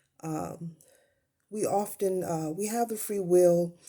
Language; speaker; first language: English; native; English